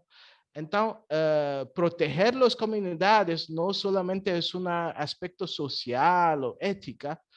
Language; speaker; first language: Spanish; non-native, fluent; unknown